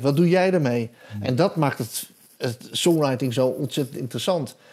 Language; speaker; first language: Dutch; native; Dutch